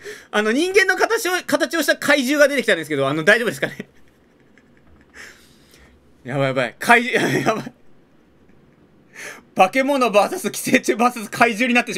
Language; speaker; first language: Japanese; native; Japanese